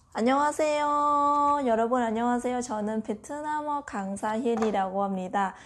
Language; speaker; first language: Korean; non-native, learner; Vietnamese